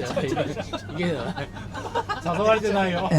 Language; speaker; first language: Japanese; native; Japanese